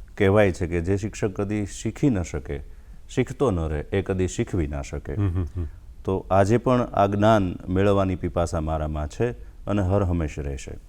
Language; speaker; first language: Gujarati; native; Gujarati